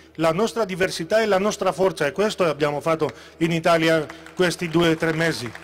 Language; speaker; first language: Italian; non-native, fluent; Greek